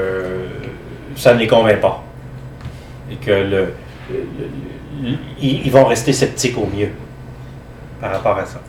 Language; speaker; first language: French; native; French